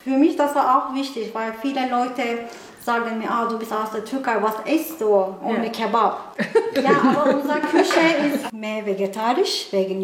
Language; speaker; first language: German; non-native, learner; Turkish